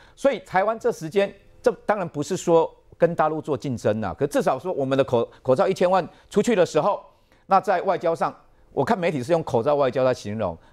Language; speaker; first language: Chinese; native; Chinese